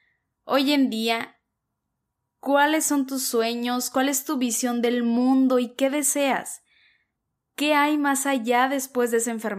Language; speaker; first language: Spanish; native; Spanish